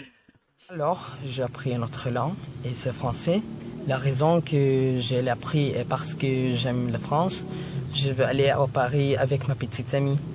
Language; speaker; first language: French; non-native, learner; Filipino